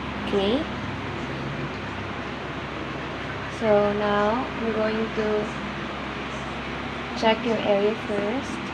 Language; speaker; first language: English; non-native, local second language; Filipino